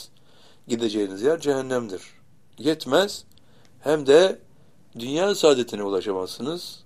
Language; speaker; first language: Turkish; native; Turkish